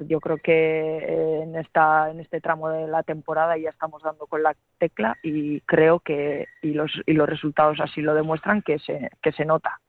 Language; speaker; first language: Spanish; native; Spanish